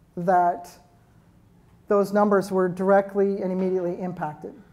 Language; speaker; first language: English; native; English